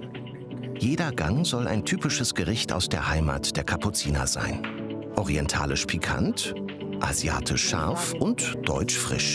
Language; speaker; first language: German; native; German